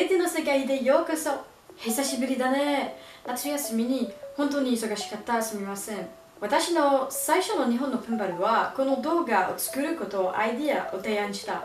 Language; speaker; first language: Japanese; non-native, learner; French